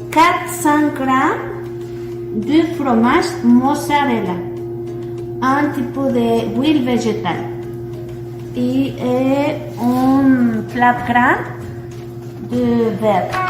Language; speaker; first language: French; non-native, learner; Spanish